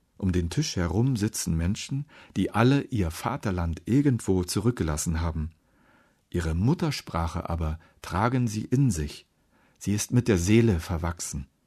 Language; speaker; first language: German; native; German